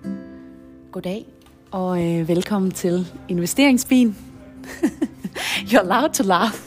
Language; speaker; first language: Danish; native; Danish